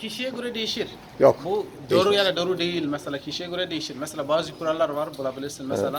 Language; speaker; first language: Turkish; non-native, fluent; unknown